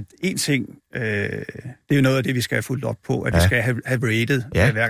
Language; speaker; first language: Danish; native; Danish